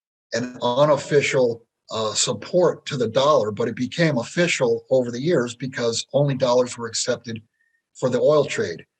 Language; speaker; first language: English; native; English